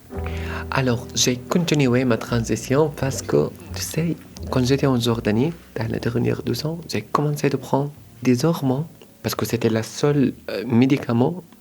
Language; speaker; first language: French; early bilingual, other home language; Arabic